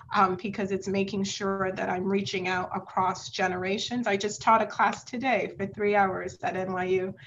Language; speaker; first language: English; native; English